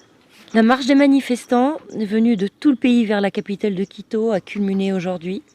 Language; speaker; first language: French; native; French